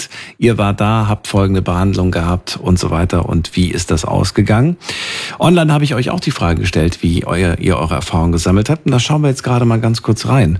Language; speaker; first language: German; native; German